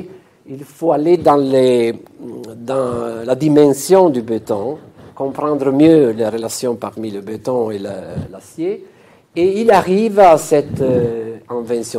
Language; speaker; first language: French; non-native, fluent; Italian